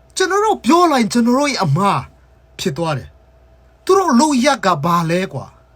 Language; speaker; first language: Burmese; non-native, local second language; Hakha Chin